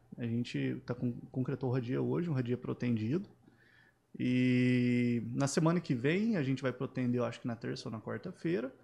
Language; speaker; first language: Portuguese; native; Portuguese